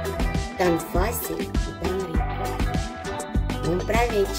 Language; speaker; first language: Spanish; non-native, learner; Ukrainian